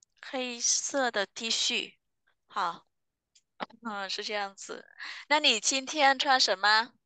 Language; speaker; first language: Chinese; non-native, fluent; Vietnamese